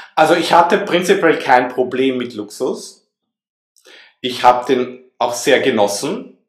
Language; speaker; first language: German; native; German